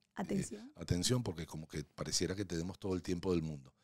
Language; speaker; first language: Spanish; non-native, local second language; Hungarian